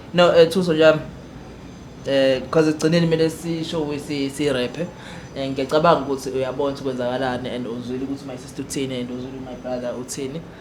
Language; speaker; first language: Zulu; native; Zulu